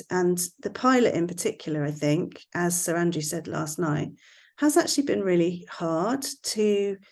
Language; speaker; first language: English; native; English